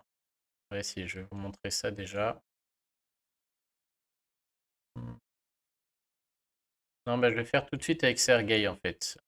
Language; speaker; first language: French; native; French